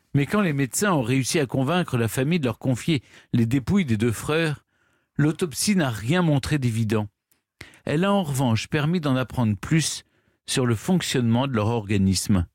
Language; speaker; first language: French; native; French